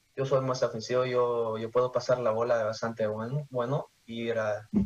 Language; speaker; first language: Spanish; early bilingual, heritage; Spanish